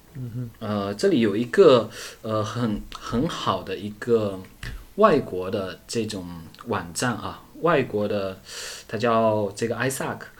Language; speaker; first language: Chinese; native; Chinese